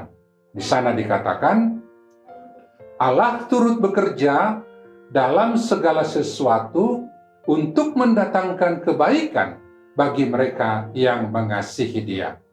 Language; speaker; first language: Malay; native; Malay